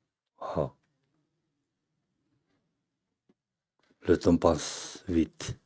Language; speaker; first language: French; non-native, fluent; Tibetan